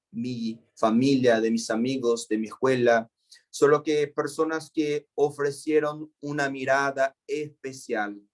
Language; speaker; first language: Spanish; non-native, fluent; Portuguese